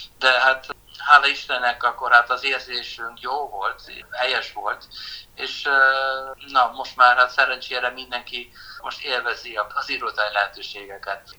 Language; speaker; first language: Hungarian; non-native, fluent; Dutch